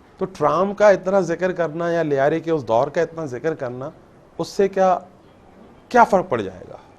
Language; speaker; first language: Urdu; non-native, local second language; Baluchi